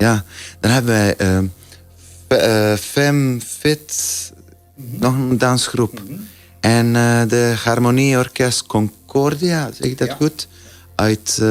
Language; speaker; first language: Dutch; non-native, fluent; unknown